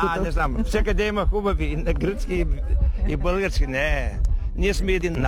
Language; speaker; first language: Bulgarian; non-native, learner; Macedonian